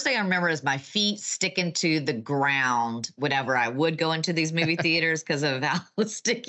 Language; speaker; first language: English; native; English